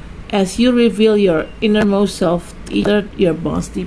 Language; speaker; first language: English; non-native, learner; Indonesian